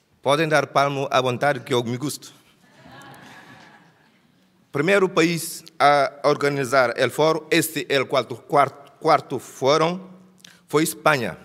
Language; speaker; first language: Portuguese; non-native, local second language; Kabuverdianu